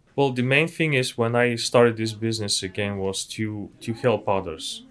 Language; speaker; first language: English; non-native, fluent; Bulgarian